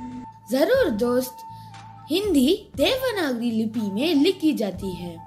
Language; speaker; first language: Hindi; non-native, local second language; Tamil